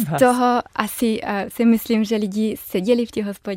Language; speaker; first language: Czech; early bilingual, heritage; German